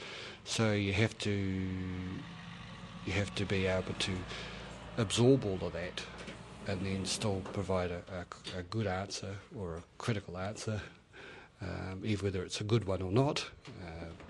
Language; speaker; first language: English; native; English